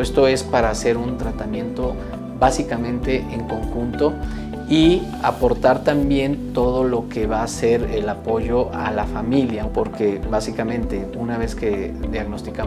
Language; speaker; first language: Spanish; native; Spanish